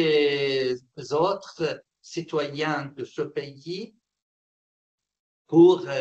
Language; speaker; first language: French; non-native, fluent; Arabic